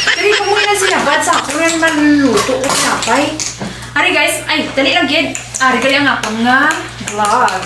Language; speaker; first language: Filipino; non-native, local second language; Hiligaynon